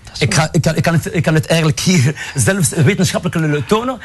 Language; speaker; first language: Dutch; non-native, fluent; Arabic